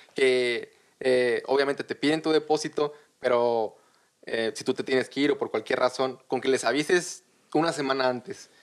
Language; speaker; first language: Spanish; native; Spanish